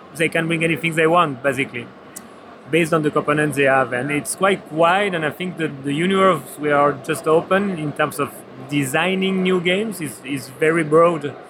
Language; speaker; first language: English; non-native, fluent; French